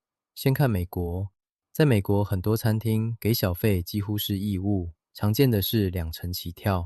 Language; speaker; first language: Chinese; native; Chinese